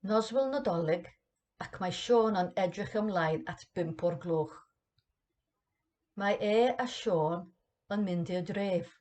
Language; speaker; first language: Welsh; non-native, learner; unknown